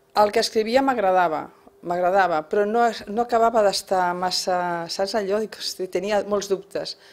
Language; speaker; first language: Catalan; non-native, local second language; Spanish